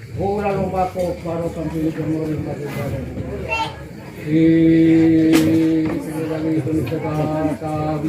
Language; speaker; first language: Indonesian; non-native, local second language; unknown